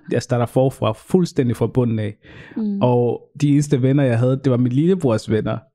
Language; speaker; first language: Danish; early bilingual, other home language; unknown